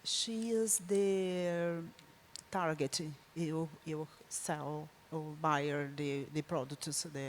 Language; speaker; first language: English; non-native, learner; Portuguese